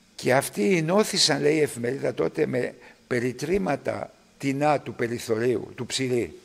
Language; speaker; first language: Greek; early bilingual, other home language; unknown